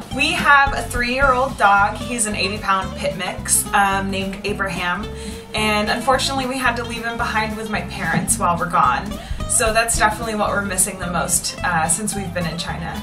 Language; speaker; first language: English; native; English